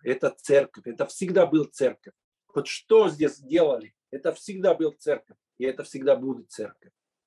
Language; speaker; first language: Russian; non-native, fluent; Finnish